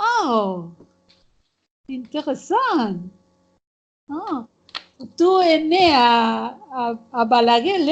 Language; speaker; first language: French; non-native, learner; Catalan